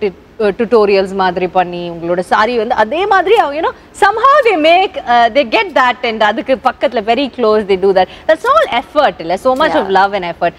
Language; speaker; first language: Tamil; native; Tamil